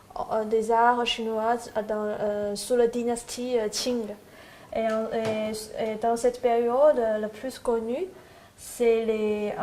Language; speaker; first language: French; non-native, learner; Chinese